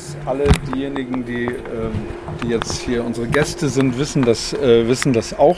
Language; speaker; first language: German; native; German